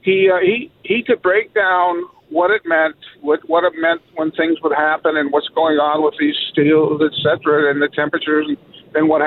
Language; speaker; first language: English; native; English